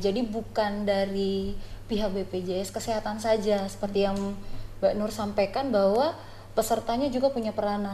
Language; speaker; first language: Indonesian; native; Indonesian